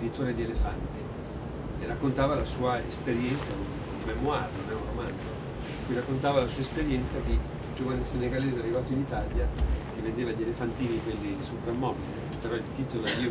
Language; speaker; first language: Italian; native; Italian